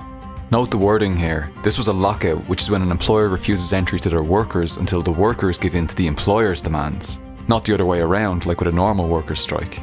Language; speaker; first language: English; native; English